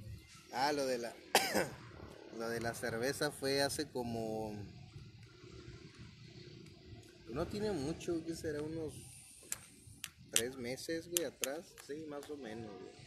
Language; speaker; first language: Spanish; native; Spanish